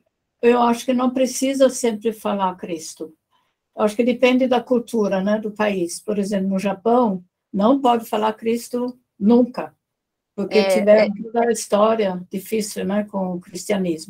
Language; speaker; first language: Portuguese; non-native, fluent; German